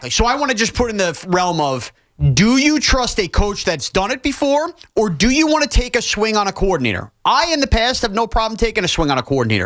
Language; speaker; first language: English; native; English